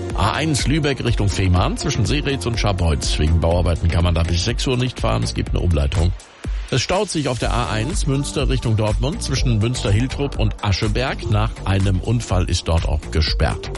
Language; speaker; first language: German; native; German